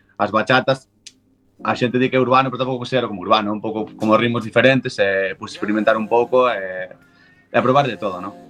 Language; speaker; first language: Galician; native; Galician